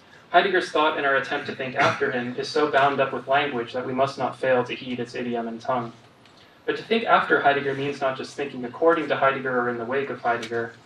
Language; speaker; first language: English; native; English